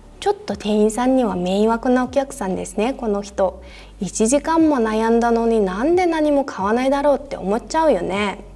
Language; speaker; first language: Japanese; non-native, fluent; Mongolian